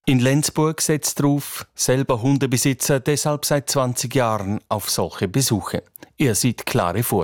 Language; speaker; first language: German; native; German